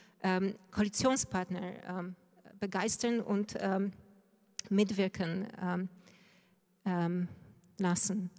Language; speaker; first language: German; non-native, fluent; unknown